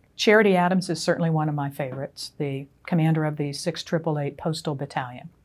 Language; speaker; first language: English; native; English